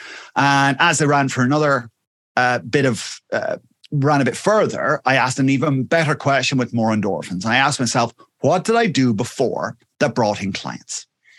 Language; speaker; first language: English; native; English